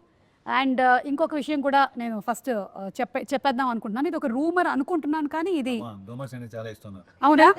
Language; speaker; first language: Telugu; non-native, local second language; Malayalam